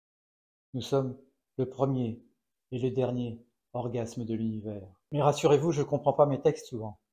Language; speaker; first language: French; native; French